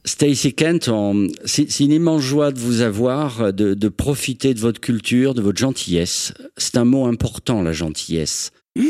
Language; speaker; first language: French; native; French